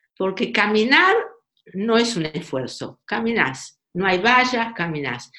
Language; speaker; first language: Spanish; native; Spanish